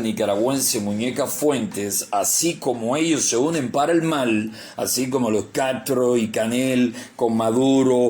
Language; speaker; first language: Spanish; native; Spanish